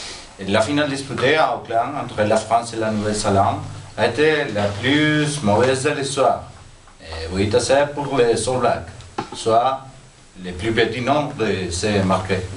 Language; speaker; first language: French; non-native, learner; Spanish